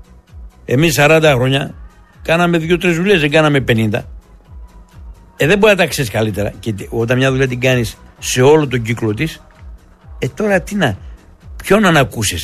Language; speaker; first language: Greek; native; Greek